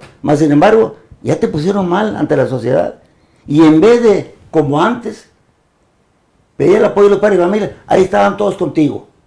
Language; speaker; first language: Spanish; native; Spanish